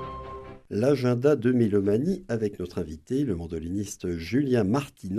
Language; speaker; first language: French; native; French